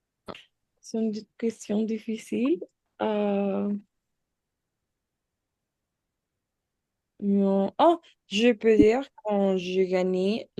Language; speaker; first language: French; non-native, learner; Spanish